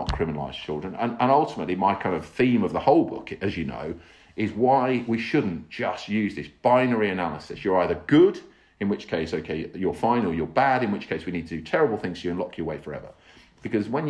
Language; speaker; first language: English; native; English